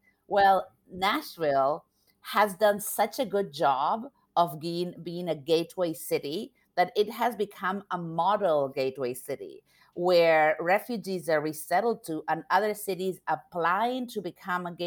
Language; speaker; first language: English; non-native, fluent; Spanish